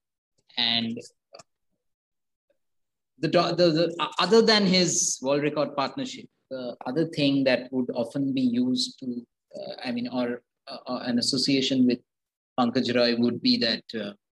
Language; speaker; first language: English; non-native, local second language; Bangla